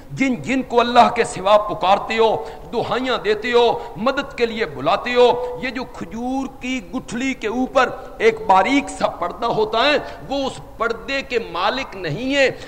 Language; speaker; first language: Urdu; non-native, local second language; Punjabi